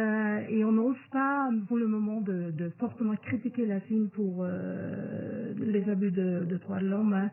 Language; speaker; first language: French; non-native, fluent; Norwegian